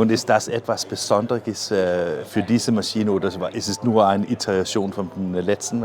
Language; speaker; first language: German; non-native, fluent; Danish